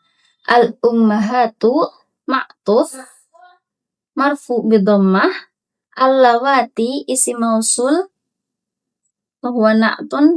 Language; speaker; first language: Arabic; non-native, learner; Indonesian